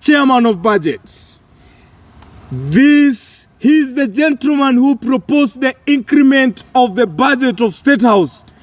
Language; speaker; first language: English; non-native, local second language; Kikuyu